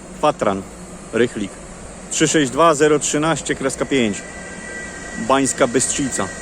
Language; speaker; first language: Polish; native; Polish